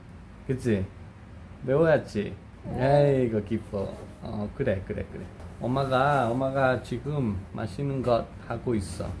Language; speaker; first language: Korean; non-native, learner; Spanish